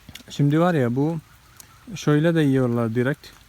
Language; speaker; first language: Turkish; non-native, fluent; Malayalam